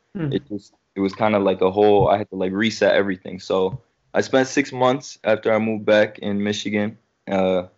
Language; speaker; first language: English; native; English